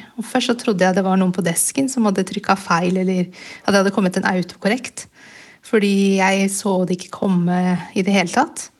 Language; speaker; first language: Norwegian; early bilingual, other home language; Burmese